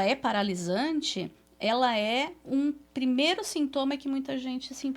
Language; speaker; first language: Portuguese; native; Portuguese